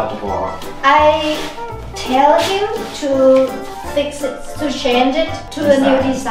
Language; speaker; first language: English; non-native, learner; Thai